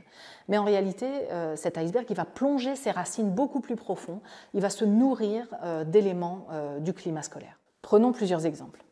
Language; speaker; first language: French; native; French